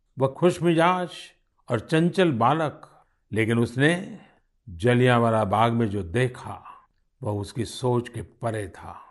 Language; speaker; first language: Hindi; non-native, local second language; Gujarati